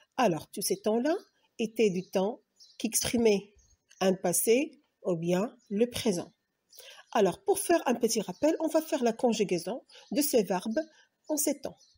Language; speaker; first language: French; non-native, local second language; Arabic